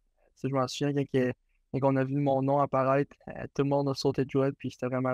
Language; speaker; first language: French; native; French